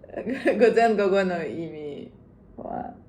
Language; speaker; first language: Japanese; non-native, learner; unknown